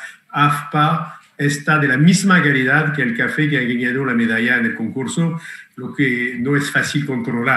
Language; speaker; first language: Spanish; non-native, fluent; French